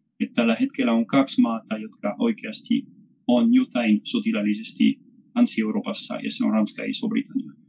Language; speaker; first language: Finnish; non-native, fluent; French